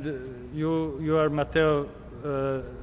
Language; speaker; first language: English; non-native, learner; Serbian